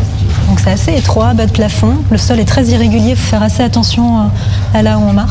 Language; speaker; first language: French; native; French